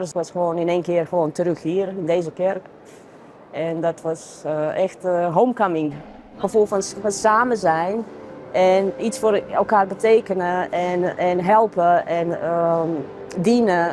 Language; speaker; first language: Dutch; early bilingual, other home language; Croatian